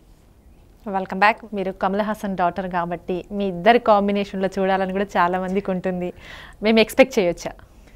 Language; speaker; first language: Telugu; native; Telugu